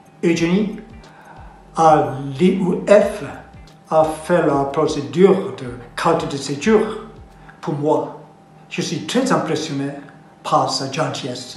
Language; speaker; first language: French; non-native, learner; Japanese